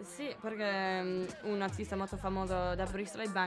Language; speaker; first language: Italian; non-native, learner; English